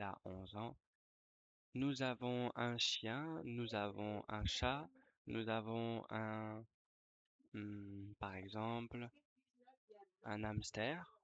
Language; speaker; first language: French; non-native, fluent; Spanish